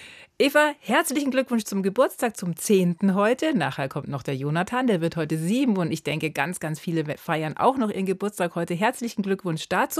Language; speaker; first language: German; native; German